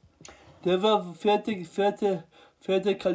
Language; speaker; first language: German; non-native, learner; Turkish